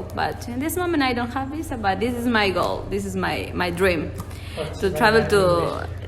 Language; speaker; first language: English; non-native, learner; Spanish